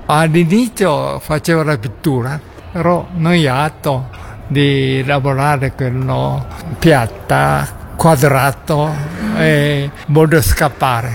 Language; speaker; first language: Italian; non-native, learner; Japanese